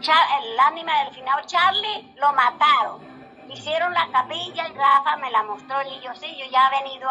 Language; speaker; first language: Spanish; native; Spanish